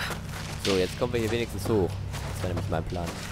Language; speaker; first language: German; native; German